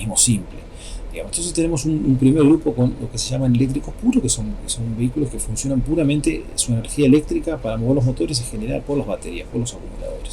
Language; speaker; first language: Spanish; native; Spanish